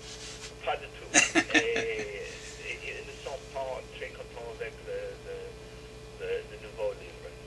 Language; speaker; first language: French; non-native, learner; English